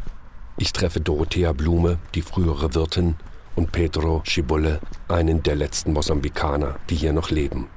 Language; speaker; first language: German; native; German